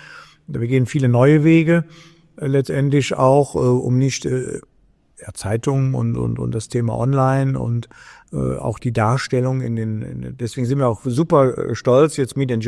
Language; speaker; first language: German; native; German